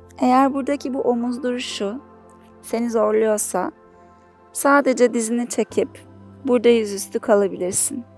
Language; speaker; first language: Turkish; native; Turkish